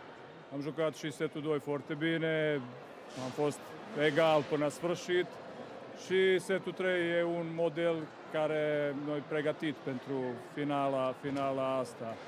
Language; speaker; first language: Romanian; non-native, fluent; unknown